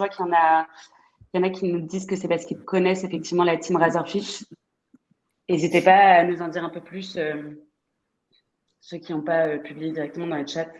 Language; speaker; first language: French; native; French